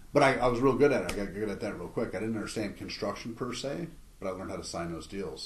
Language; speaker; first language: English; native; English